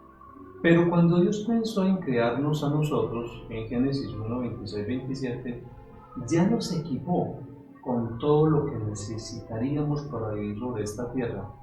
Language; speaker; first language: Spanish; native; Spanish